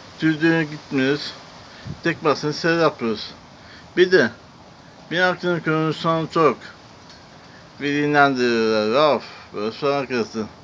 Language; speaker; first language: Turkish; non-native, learner; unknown